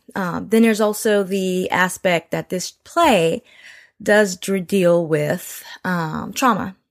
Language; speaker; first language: English; early bilingual, other home language; Yoruba